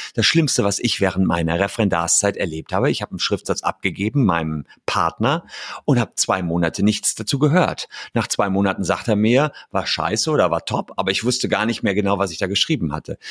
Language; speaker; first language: German; native; German